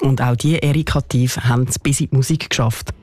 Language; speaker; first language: German; native; German